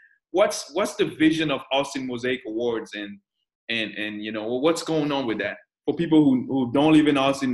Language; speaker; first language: English; non-native, fluent; French